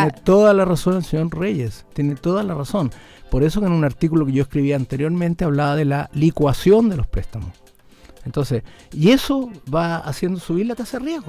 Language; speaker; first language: Spanish; native; Spanish